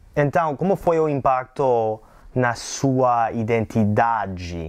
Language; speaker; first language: Portuguese; non-native, learner; English